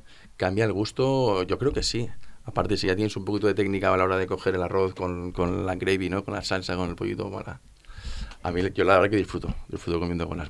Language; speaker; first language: Spanish; native; Spanish